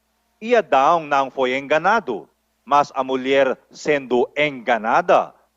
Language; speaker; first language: Portuguese; native; Portuguese